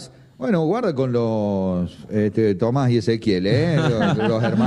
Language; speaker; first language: Spanish; native; Spanish